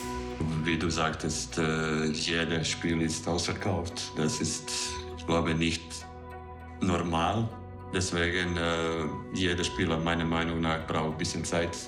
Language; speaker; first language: German; non-native, fluent; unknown